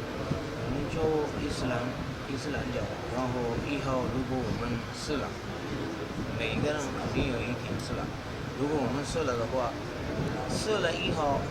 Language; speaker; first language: Chinese; non-native, learner; Punjabi